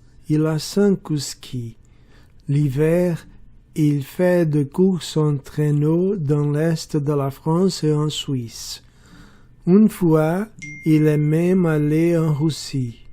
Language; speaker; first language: French; non-native, learner; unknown